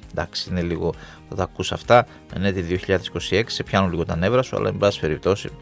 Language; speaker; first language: Greek; native; Greek